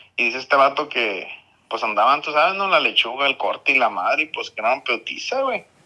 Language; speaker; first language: Spanish; early bilingual, heritage; Spanish